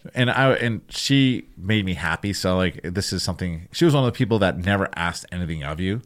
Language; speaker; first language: English; native; English